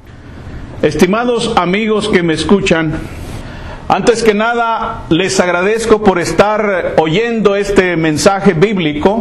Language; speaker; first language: Spanish; native; Spanish